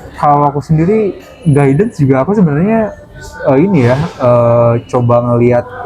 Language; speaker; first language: Indonesian; native; Indonesian